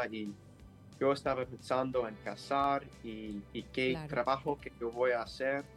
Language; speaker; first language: Spanish; non-native, learner; English